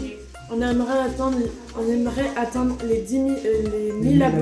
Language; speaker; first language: French; native; French